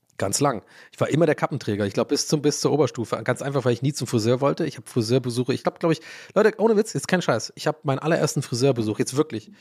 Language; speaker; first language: German; early bilingual, other home language; English